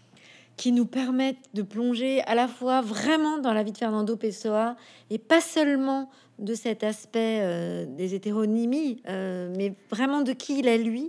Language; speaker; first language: French; native; French